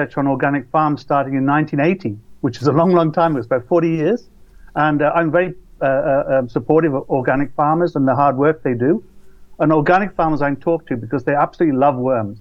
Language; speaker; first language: English; native; English